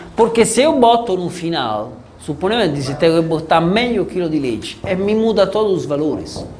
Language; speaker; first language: Portuguese; non-native, fluent; Italian